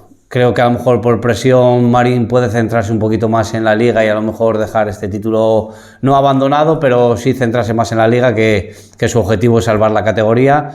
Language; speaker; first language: Spanish; native; Spanish